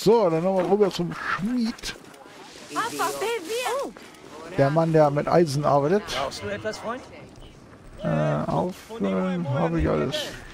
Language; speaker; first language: German; native; German